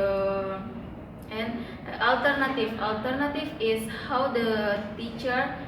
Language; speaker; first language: English; non-native, learner; Indonesian